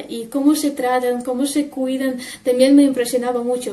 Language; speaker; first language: Spanish; non-native, fluent; Russian